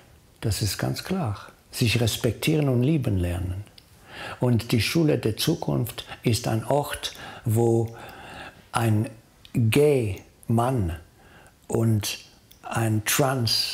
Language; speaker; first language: German; non-native, fluent; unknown